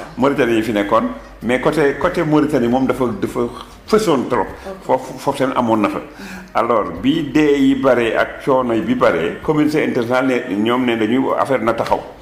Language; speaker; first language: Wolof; non-native, local second language; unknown